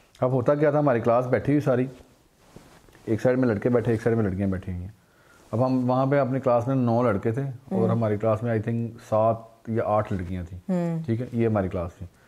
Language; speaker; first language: Urdu; native; Urdu